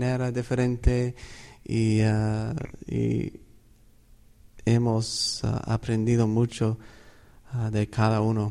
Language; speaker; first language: Spanish; non-native, fluent; English